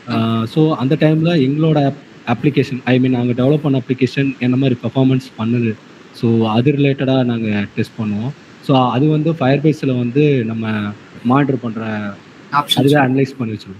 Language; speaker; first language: Tamil; native; Tamil